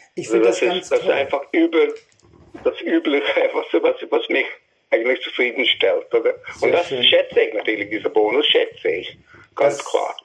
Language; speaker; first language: German; non-native, fluent; English